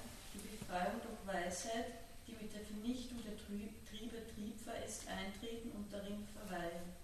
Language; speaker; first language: German; native; German